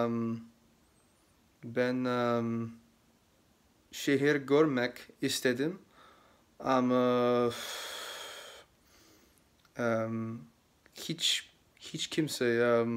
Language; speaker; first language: Turkish; non-native, learner; English